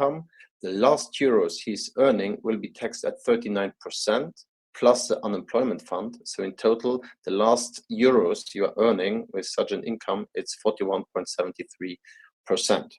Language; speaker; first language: English; non-native, fluent; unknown